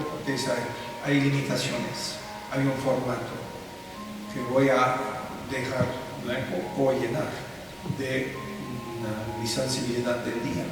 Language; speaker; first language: Spanish; non-native, fluent; French